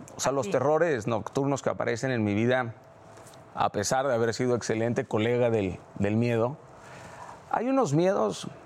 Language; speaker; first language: Spanish; native; Spanish